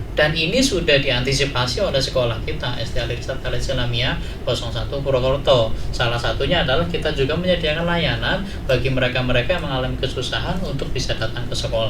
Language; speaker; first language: Indonesian; native; Indonesian